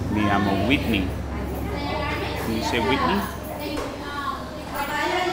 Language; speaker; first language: Spanish; non-native, learner; English